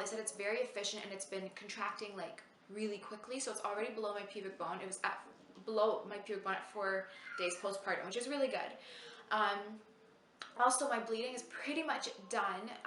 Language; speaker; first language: English; native; English